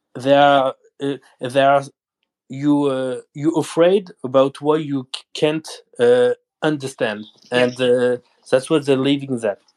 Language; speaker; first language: English; non-native, learner; French